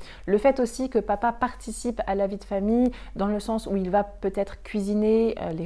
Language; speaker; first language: French; native; French